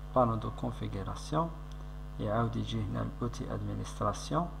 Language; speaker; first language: French; non-native, local second language; Arabic